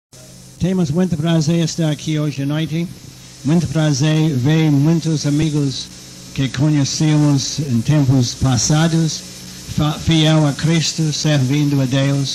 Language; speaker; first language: Portuguese; non-native, fluent; English